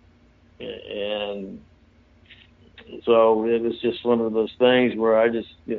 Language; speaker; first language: English; native; English